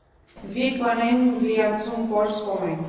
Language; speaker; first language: German; non-native, learner; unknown